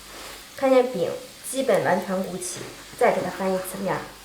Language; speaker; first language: Chinese; native; Chinese